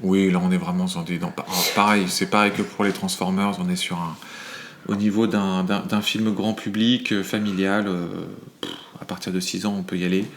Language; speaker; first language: French; native; French